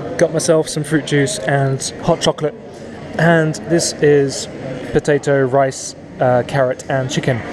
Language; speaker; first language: English; native; English